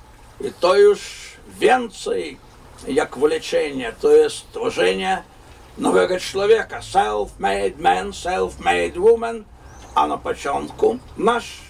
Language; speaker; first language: Polish; non-native, fluent; Russian